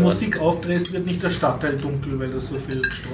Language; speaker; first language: German; native; German